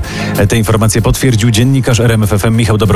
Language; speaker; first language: Polish; native; Polish